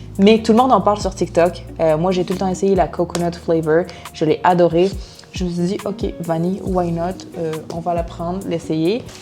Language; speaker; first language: French; early bilingual, other home language; Arabic